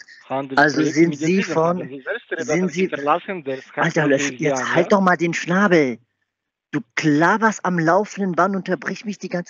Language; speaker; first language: German; native; German